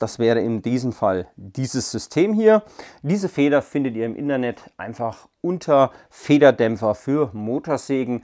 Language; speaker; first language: German; native; German